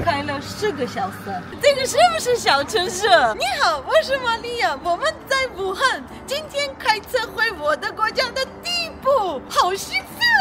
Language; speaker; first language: Chinese; non-native, learner; Armenian